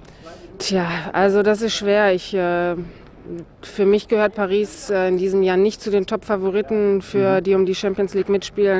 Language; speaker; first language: German; native; German